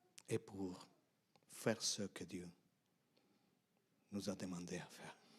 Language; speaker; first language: French; non-native, fluent; Spanish